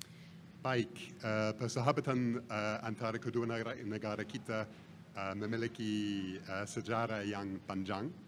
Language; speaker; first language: Indonesian; non-native, fluent; English